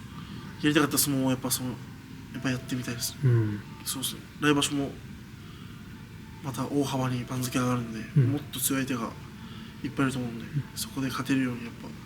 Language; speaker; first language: Japanese; native; Japanese